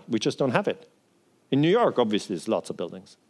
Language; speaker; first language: English; non-native, fluent; Swiss German